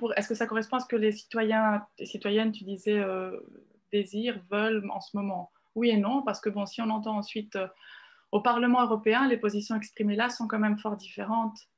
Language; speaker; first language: French; non-native, fluent; Italian